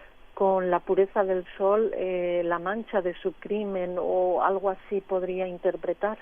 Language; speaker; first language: Spanish; native; Spanish